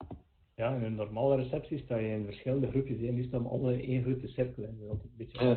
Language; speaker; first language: Dutch; native; Dutch